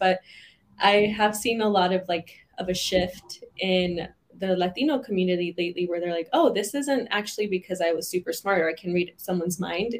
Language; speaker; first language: English; native; English